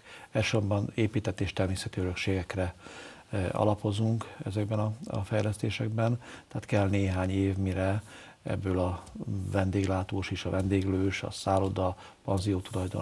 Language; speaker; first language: Hungarian; native; Hungarian